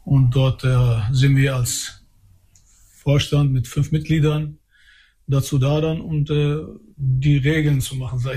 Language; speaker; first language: German; early bilingual, other home language; Albanian